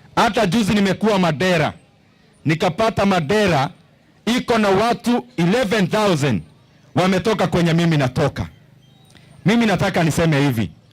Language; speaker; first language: Swahili; non-native, local second language; Kikuyu